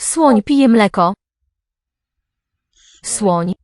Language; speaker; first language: Polish; non-native, learner; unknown